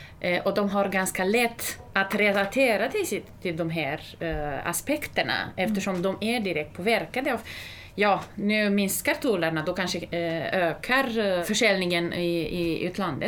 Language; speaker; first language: Swedish; non-native, fluent; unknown